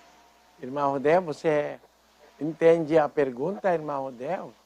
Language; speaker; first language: Portuguese; non-native, fluent; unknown